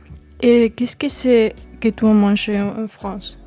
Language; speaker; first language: French; non-native, fluent; Spanish